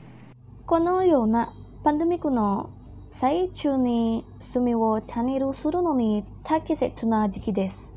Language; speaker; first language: Japanese; non-native, learner; Indonesian